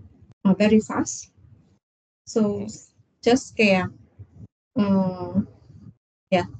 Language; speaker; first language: English; non-native, learner; Vietnamese